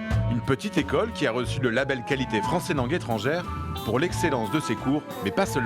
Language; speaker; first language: French; native; French